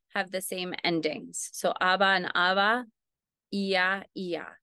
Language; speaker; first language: English; native; English